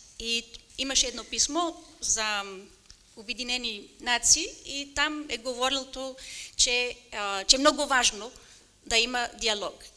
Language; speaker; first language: Bulgarian; non-native, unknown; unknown